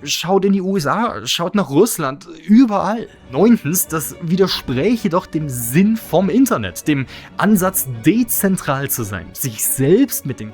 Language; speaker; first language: German; native; German